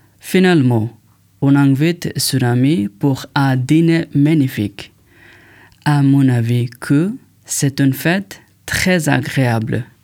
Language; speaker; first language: French; non-native, learner; Bangla